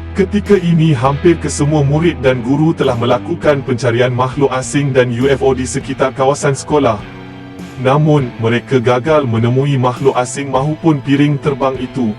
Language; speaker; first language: Malay; native; Malay